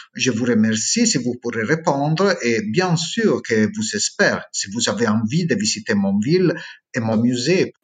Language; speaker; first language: French; non-native, learner; Italian